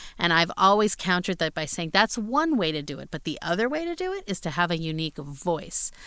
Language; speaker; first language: English; native; English